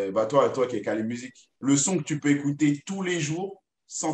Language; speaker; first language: French; native; French